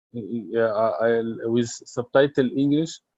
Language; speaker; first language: English; non-native, learner; Arabic